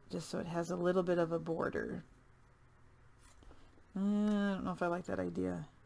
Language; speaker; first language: English; native; English